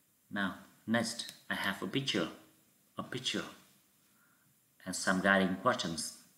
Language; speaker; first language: English; non-native, fluent; Vietnamese